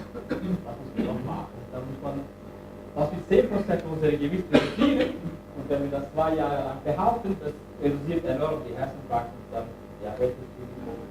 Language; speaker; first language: German; non-native, learner; Turkish